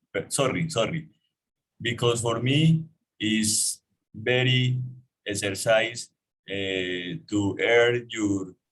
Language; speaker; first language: English; non-native, learner; Spanish